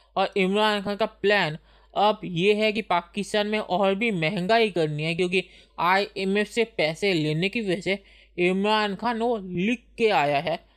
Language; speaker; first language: Hindi; native; Hindi